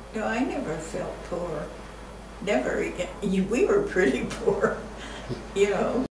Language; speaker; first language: English; native; English